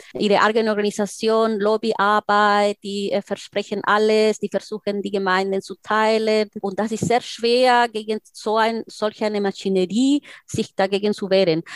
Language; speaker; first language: German; non-native, fluent; Spanish